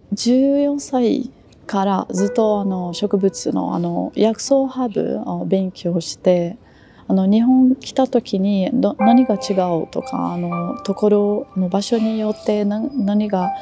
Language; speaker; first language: Japanese; non-native, fluent; Portuguese